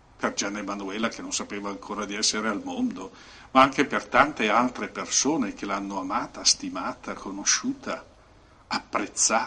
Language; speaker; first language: Italian; native; Italian